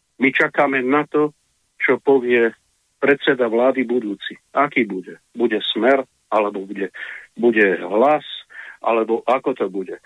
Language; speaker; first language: Slovak; non-native, fluent; Russian